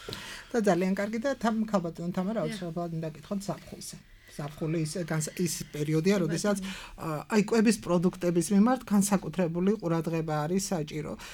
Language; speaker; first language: Georgian; native; Georgian